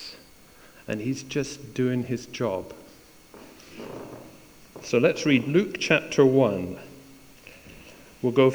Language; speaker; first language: English; native; English